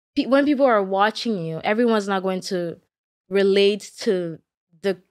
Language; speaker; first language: English; early bilingual, other home language; Akan